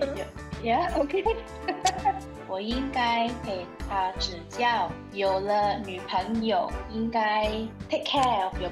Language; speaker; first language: Chinese; non-native, learner; English